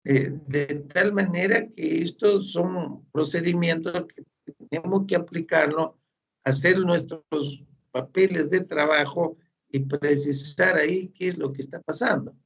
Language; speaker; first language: Spanish; native; Spanish